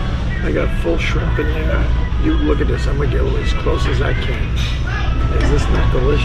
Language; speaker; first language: English; native; English